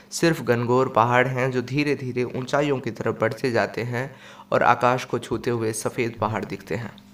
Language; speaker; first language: Hindi; native; Hindi